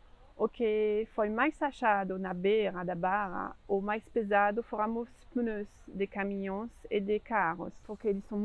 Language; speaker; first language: Portuguese; non-native, fluent; French